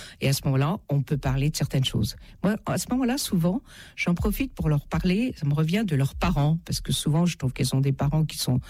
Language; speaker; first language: French; native; French